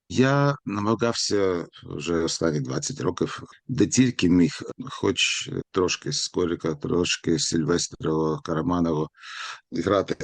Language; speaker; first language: Ukrainian; non-native, local second language; Russian